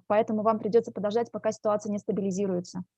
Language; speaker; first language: Russian; native; Russian